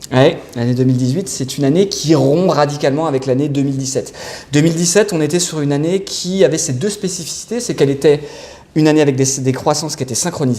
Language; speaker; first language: French; native; French